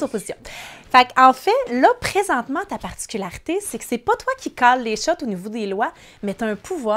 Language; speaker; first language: French; native; French